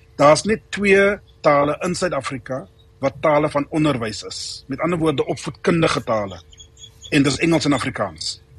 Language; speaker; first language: Afrikaans; native; Afrikaans